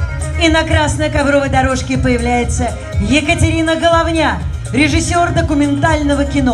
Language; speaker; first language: Russian; native; Russian